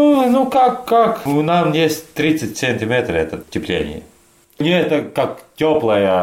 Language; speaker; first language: Russian; non-native, local second language; Latvian